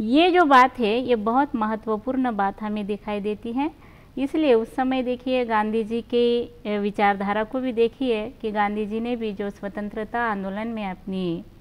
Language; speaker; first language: Hindi; non-native, local second language; Marathi